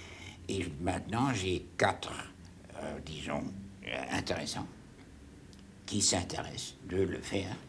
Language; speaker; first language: French; non-native, fluent; German